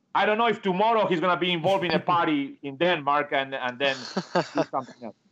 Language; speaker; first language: English; non-native, fluent; Spanish